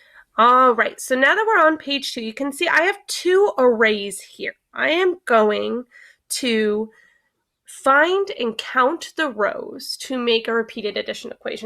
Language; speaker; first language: English; native; English